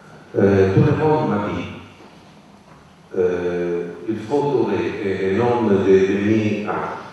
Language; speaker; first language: French; non-native, learner; Italian